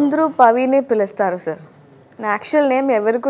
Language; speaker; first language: Telugu; non-native, learner; Tamil